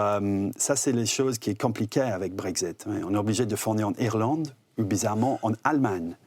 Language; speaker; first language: French; non-native, fluent; English